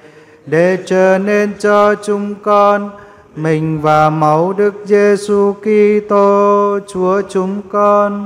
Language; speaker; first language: Vietnamese; native; Vietnamese